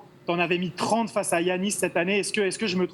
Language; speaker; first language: French; native; French